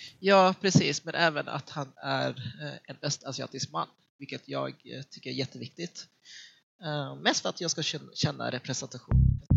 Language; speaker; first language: Swedish; early bilingual, other home language; Vietnamese